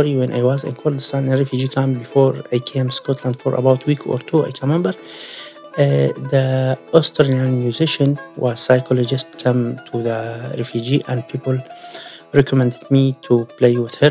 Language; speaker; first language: English; non-native, learner; Arabic